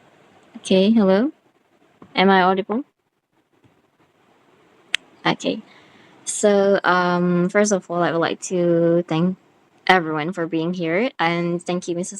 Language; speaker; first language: English; non-native, learner; Indonesian